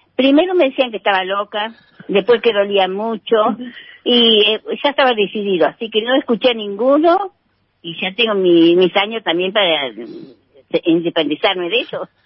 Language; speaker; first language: Spanish; native; Spanish